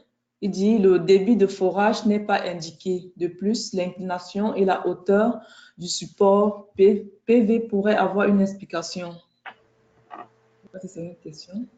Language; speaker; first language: French; native; French